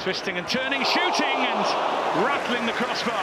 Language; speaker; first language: English; native; English